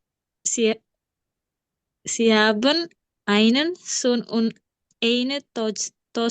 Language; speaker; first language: German; non-native, learner; Indonesian